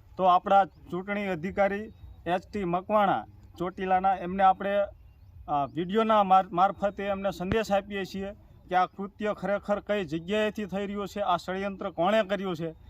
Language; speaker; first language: Gujarati; native; Gujarati